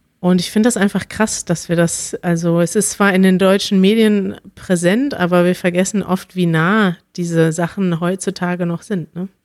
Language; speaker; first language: German; native; German